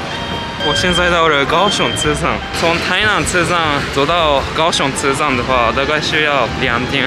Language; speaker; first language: Chinese; early bilingual, heritage; Japanese